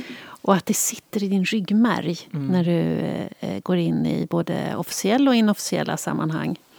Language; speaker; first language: Swedish; native; Swedish